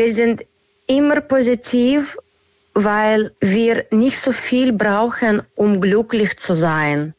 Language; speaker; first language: German; non-native, learner; Ukrainian